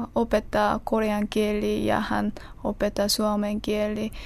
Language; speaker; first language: Finnish; non-native, fluent; Korean